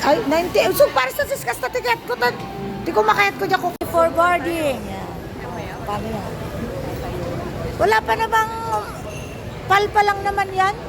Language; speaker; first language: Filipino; non-native, local second language; Iloko